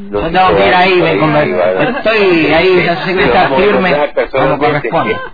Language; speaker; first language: Spanish; native; Spanish